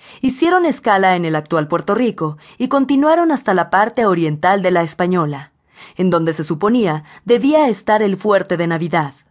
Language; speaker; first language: Spanish; native; Spanish